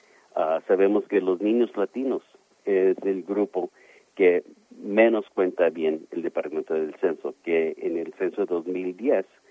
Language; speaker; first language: Spanish; early bilingual, heritage; Spanish